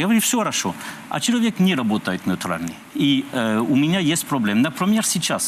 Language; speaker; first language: Russian; non-native, learner; French